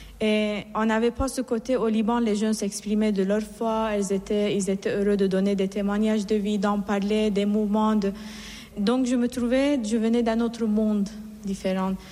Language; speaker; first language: French; non-native, fluent; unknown